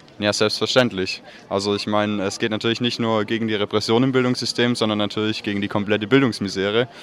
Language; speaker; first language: German; native; German